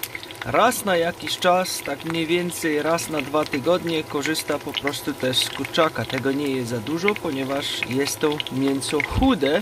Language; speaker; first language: Polish; native; Polish